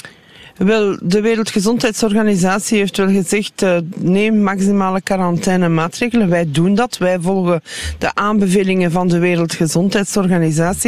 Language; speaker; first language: Dutch; native; Dutch